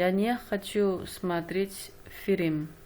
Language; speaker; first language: Russian; non-native, learner; Chinese